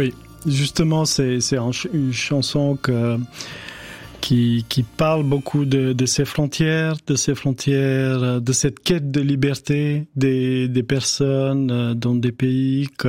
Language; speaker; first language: French; non-native, fluent; Albanian